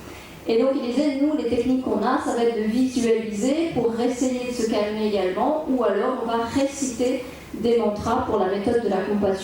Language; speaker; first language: French; native; French